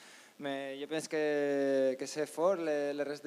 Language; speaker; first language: French; non-native, learner; Spanish